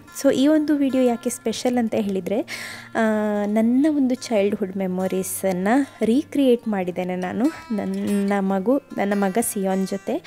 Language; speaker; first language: Kannada; native; Kannada